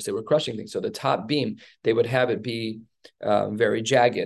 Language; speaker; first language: English; native; English